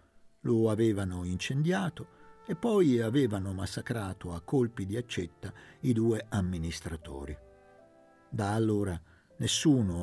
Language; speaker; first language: Italian; native; Italian